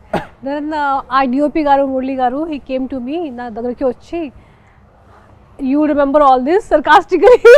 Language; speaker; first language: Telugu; non-native, learner; Hindi